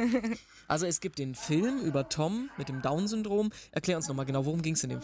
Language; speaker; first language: German; native; German